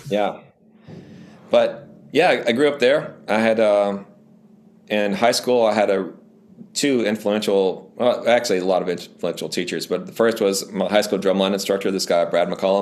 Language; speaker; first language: English; native; English